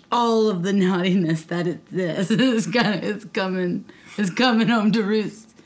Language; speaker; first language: English; native; English